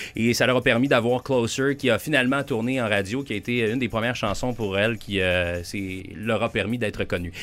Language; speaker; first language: French; native; French